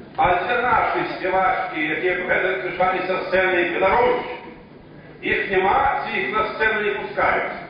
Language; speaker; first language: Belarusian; native; Belarusian